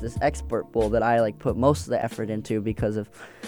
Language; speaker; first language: English; native; English